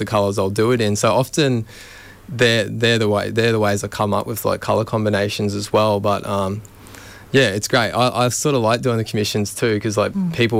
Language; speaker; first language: English; native; English